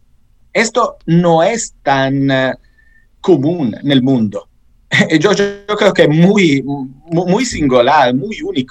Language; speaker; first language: Spanish; non-native, fluent; Italian